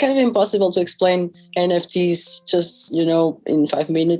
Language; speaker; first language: English; non-native, fluent; Portuguese